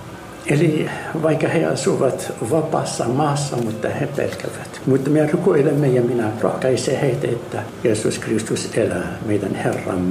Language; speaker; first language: Finnish; non-native, learner; Arabic